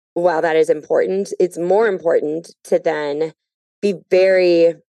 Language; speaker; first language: English; native; English